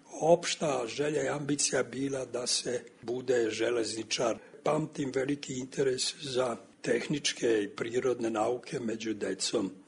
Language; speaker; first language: Serbian; native; Serbian